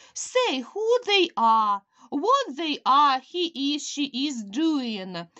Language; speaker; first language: English; non-native, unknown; Ukrainian